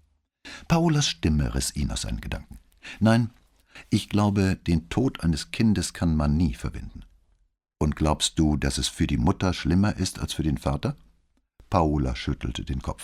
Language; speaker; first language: German; native; German